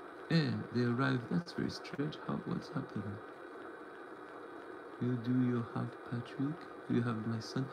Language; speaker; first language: English; non-native, fluent; French